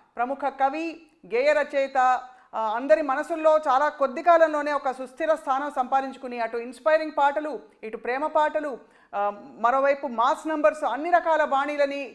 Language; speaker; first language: Telugu; native; Telugu